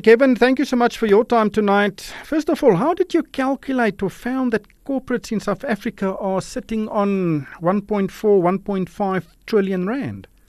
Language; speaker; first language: English; non-native, local second language; Afrikaans